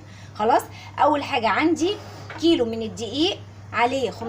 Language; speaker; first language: Arabic; native; Arabic